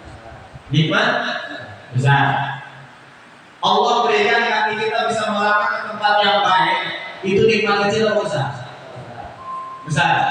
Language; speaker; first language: Indonesian; native; Indonesian